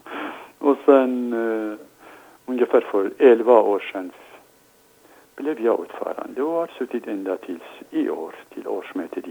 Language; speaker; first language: Swedish; non-native, fluent; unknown